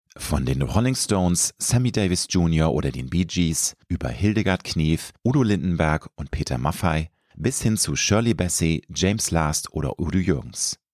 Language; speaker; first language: German; native; German